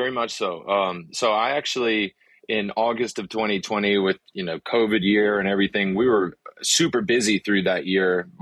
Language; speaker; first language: English; early bilingual, other home language; Afrikaans